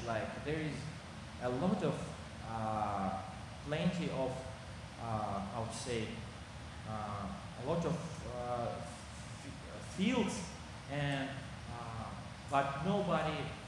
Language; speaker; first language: English; non-native, learner; Kazakh